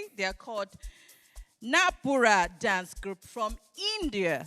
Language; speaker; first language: English; non-native, local second language; Igbo